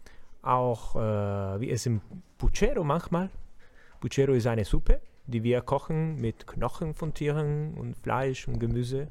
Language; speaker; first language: German; non-native, learner; Spanish